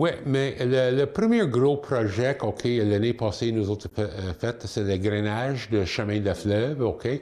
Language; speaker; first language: French; non-native, local second language; English